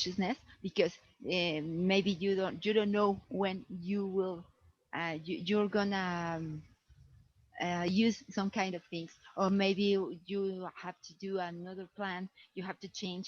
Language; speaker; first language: English; non-native, fluent; Spanish